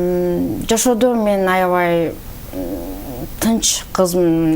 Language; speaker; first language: Kyrgyz; early bilingual, heritage; Kyrgyz